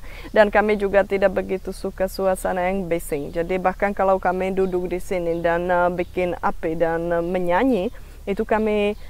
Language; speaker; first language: Indonesian; non-native, fluent; Czech